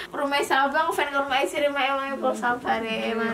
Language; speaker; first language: Turkish; non-native, learner; Indonesian